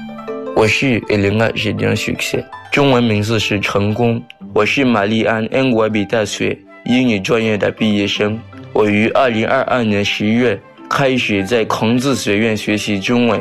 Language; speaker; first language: Chinese; non-native, fluent; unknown